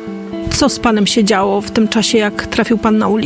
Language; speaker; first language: Polish; native; Polish